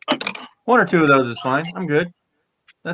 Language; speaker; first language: English; native; English